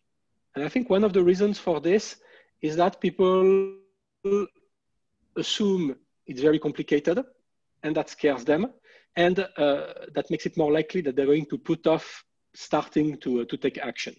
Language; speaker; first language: English; non-native, fluent; French